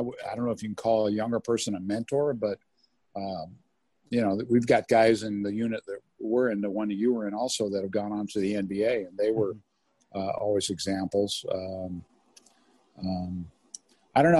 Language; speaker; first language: English; native; English